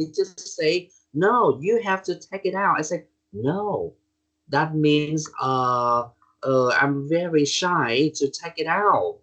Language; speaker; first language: English; non-native, learner; Vietnamese